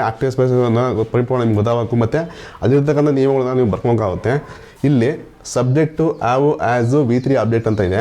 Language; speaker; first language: Kannada; native; Kannada